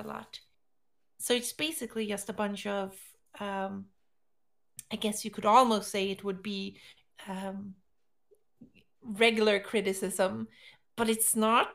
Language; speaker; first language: English; non-native, fluent; Swedish